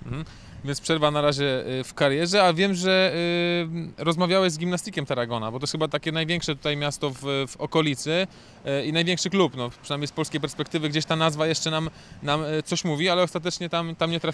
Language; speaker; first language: Polish; native; Polish